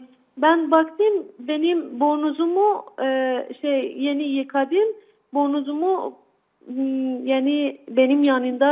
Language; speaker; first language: Turkish; non-native, learner; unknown